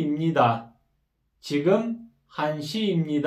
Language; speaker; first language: Korean; non-native, fluent; Kyrgyz